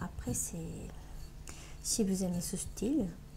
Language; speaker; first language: French; non-native, learner; Japanese